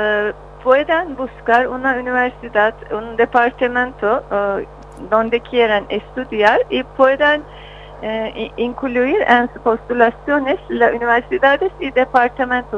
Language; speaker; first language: Spanish; non-native, fluent; Turkish